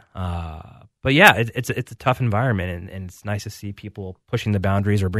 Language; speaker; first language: English; native; English